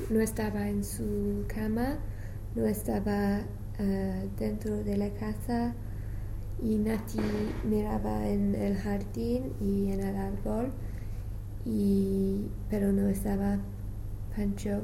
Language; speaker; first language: Spanish; non-native, learner; English